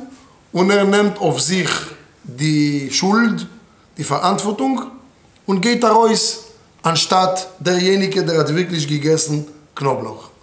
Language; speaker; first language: German; non-native, fluent; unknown